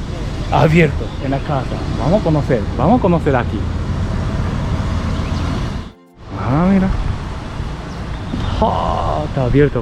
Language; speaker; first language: Spanish; non-native, learner; Japanese